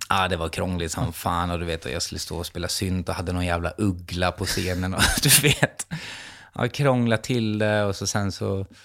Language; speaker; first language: Swedish; native; Swedish